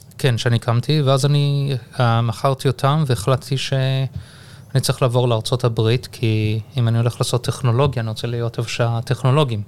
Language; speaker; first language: Hebrew; early bilingual, heritage; Hebrew